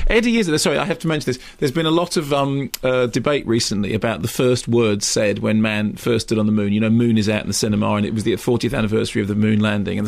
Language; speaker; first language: English; native; English